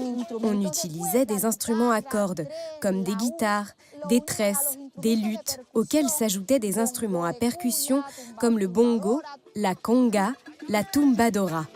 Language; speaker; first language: French; native; French